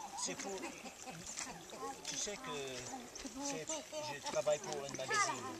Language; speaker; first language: French; non-native, learner; English